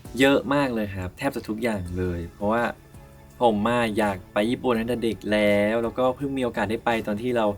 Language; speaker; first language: Thai; native; Thai